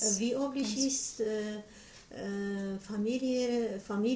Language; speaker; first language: German; non-native, learner; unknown